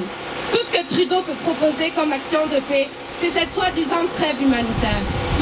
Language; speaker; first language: French; native; French